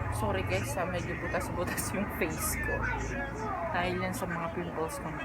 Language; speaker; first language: Filipino; native; Filipino